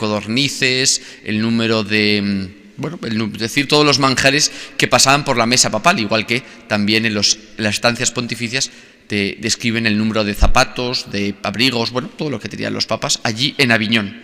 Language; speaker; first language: Spanish; native; Spanish